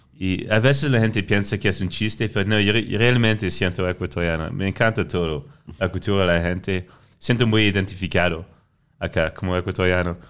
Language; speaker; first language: Spanish; non-native, fluent; French